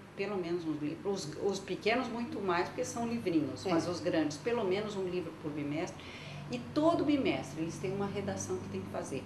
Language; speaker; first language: Portuguese; non-native, local second language; French